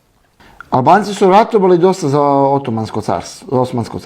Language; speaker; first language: Serbian; native; Serbian